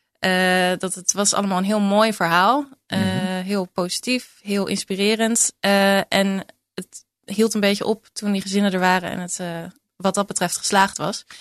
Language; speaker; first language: Dutch; native; Dutch